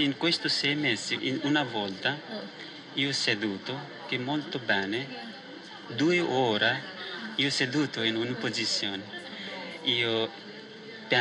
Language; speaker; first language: Italian; non-native, learner; Nepali